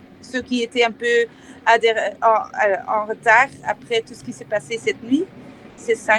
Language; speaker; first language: French; non-native, fluent; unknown